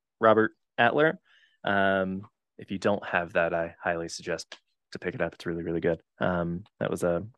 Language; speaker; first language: English; native; English